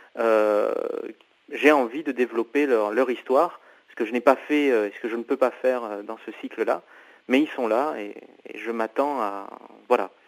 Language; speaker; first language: French; non-native, fluent; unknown